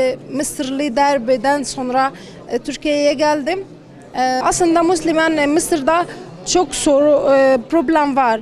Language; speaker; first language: Turkish; non-native, learner; Arabic